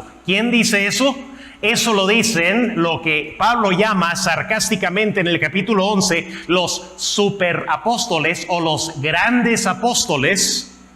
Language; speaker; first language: Spanish; non-native, fluent; English